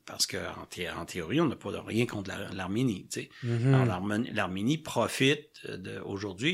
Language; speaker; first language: French; native; French